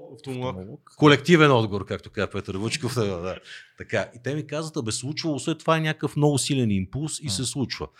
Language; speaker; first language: Bulgarian; native; Bulgarian